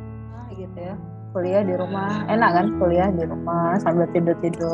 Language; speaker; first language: Indonesian; native; Indonesian